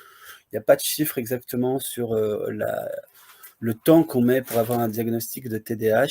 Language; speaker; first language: French; native; French